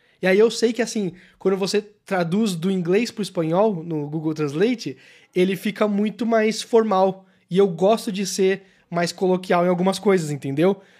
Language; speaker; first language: Portuguese; native; Portuguese